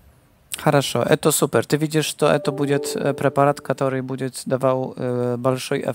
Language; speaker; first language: Russian; non-native, learner; Polish